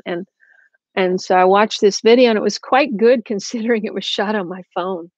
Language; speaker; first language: English; native; English